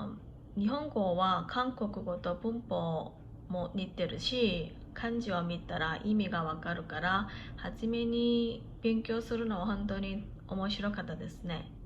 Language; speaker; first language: Japanese; non-native, fluent; Korean